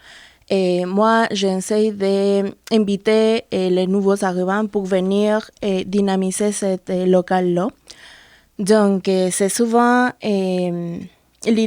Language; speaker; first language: French; non-native, fluent; Spanish